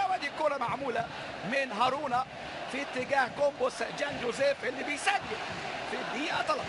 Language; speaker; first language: Arabic; native; Arabic